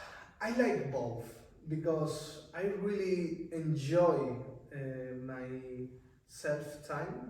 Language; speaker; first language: English; non-native, learner; Spanish